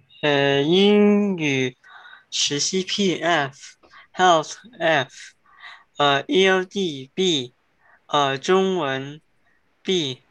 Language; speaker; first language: Chinese; early bilingual, heritage; Chinese